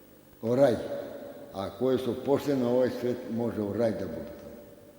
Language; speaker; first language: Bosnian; non-native, local second language; Romanian